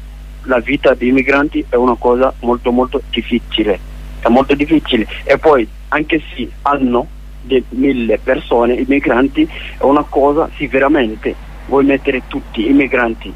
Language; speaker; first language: Italian; non-native, learner; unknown